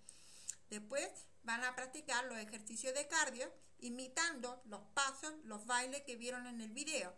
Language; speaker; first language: Spanish; native; Spanish